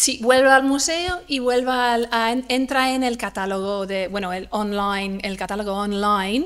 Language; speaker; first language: Spanish; non-native, fluent; English